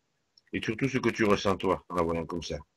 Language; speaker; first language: French; native; French